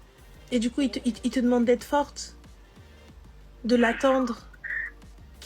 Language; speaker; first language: French; native; French